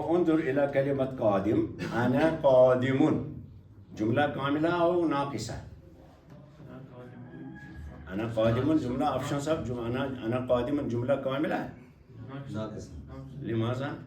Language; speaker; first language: Arabic; non-native, fluent; Kashmiri